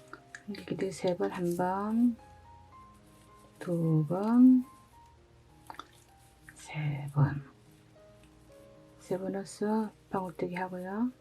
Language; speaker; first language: Korean; native; Korean